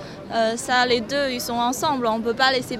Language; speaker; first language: French; non-native, fluent; Chinese